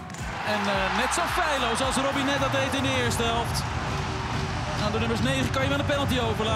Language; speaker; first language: Dutch; native; Dutch